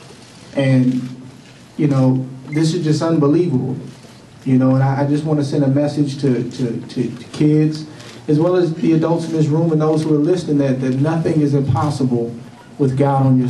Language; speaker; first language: English; native; English